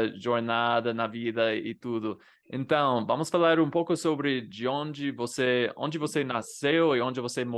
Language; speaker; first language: Portuguese; non-native, fluent; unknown